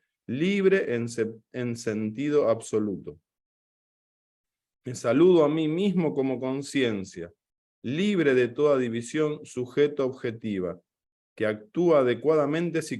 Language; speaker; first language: Spanish; native; Spanish